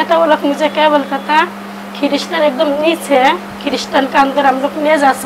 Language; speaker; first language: Hindi; non-native, local second language; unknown